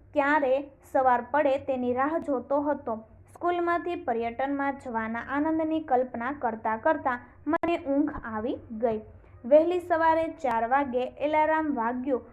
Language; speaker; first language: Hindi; non-native, local second language; Gujarati